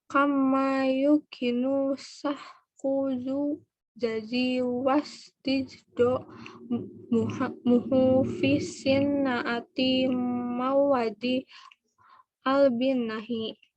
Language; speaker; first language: Arabic; non-native, learner; Indonesian